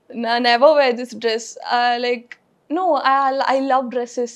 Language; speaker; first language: English; non-native, local second language; Tamil